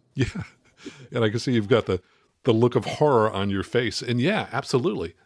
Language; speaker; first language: English; native; English